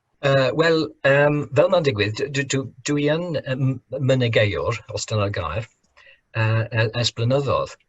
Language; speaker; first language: Welsh; non-native, fluent; English